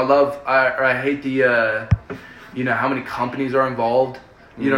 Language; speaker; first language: English; early bilingual, other home language; Spanish